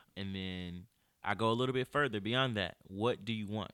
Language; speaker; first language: English; native; English